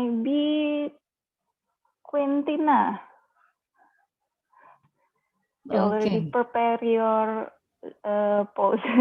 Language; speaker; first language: English; non-native, learner; Indonesian